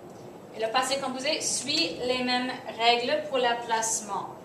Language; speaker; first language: French; non-native, fluent; English